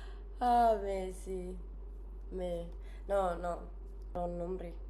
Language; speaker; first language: Spanish; non-native, learner; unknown